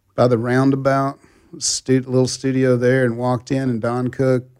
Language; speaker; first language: English; native; English